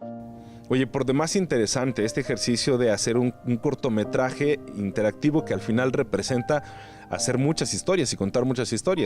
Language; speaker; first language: Spanish; native; Spanish